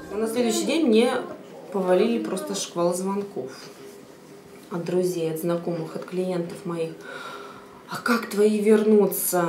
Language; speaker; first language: Russian; native; Russian